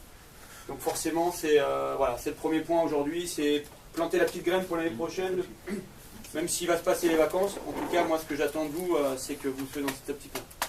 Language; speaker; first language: French; native; French